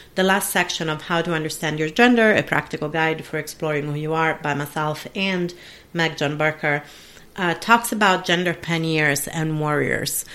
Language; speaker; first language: English; non-native, fluent; Italian